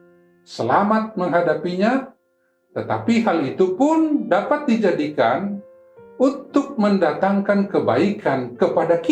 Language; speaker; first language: Malay; native; Malay